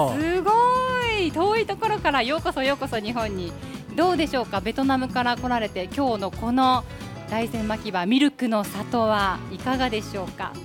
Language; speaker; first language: Japanese; native; Japanese